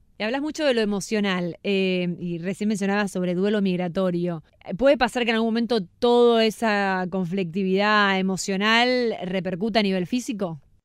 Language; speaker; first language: Spanish; native; Spanish